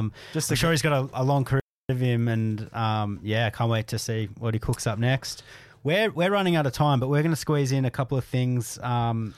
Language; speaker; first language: English; native; English